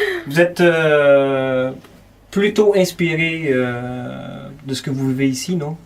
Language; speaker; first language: French; native; French